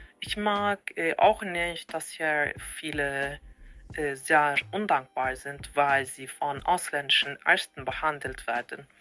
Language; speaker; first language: German; non-native, fluent; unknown